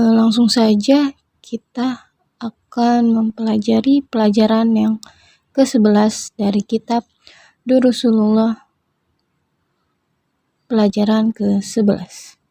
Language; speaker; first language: Indonesian; native; Indonesian